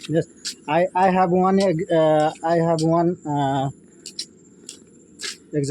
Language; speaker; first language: English; non-native, learner; Hindi